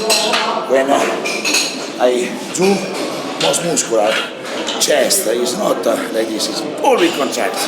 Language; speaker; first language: English; non-native, learner; Italian